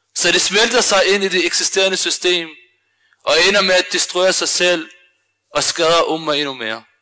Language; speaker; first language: Danish; early bilingual, other home language; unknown